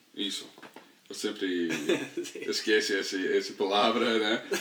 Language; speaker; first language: Portuguese; non-native, learner; English